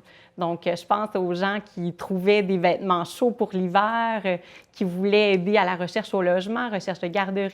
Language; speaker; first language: French; native; French